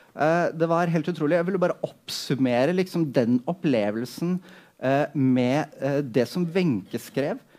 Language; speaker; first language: Norwegian; native; Norwegian